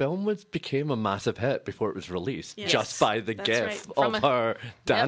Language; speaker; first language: English; native; English